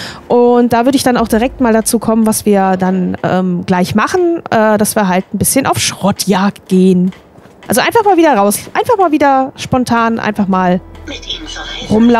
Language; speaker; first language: German; native; German